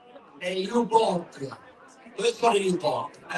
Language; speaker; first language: Italian; native; Italian